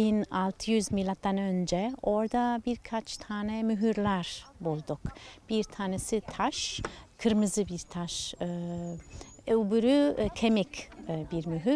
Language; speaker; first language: Turkish; non-native, learner; Italian